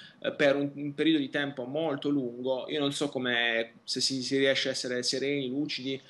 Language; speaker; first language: Italian; native; Italian